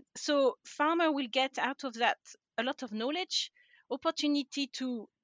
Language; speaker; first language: English; non-native, fluent; French